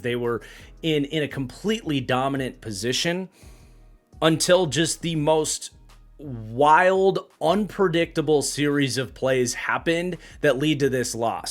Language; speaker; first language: English; native; English